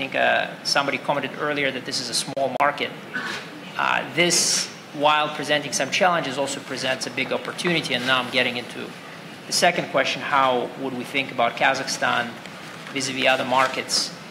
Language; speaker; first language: English; non-native, fluent; Russian